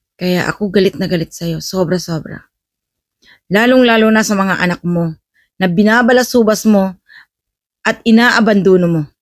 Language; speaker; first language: Filipino; native; Filipino